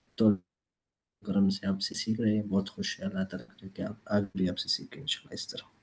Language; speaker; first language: Urdu; non-native, local second language; Pashto